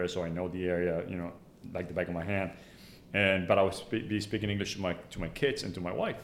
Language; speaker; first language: English; non-native, fluent; Spanish